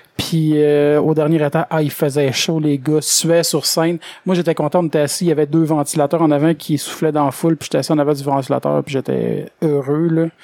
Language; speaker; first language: French; native; French